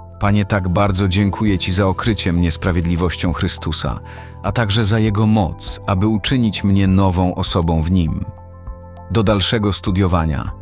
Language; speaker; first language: Polish; native; Polish